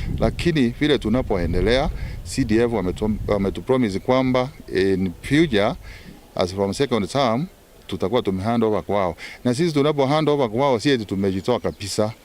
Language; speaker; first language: Swahili; non-native, local second language; Meru